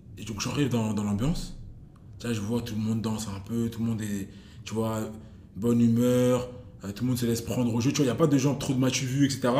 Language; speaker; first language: French; native; French